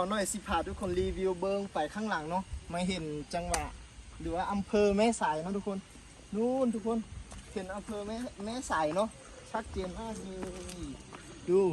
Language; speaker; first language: Thai; non-native, local second language; Akha